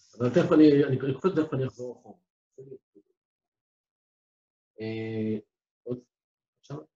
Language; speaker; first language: Hebrew; native; Hebrew